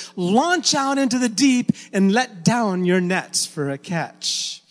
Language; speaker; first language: English; native; English